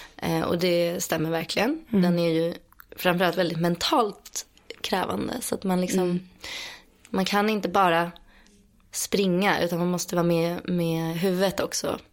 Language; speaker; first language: Swedish; native; Swedish